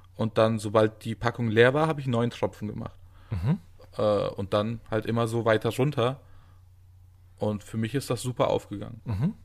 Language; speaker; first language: German; native; German